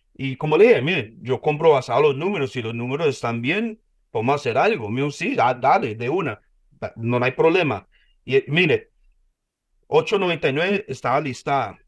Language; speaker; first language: Spanish; early bilingual, heritage; Spanish